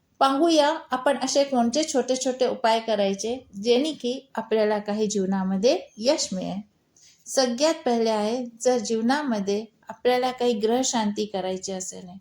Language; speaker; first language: Marathi; non-native, local second language; Hindi